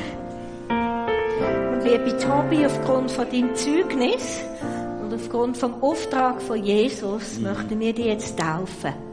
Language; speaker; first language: German; native; German